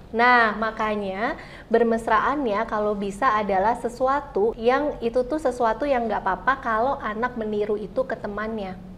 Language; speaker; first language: Indonesian; native; Indonesian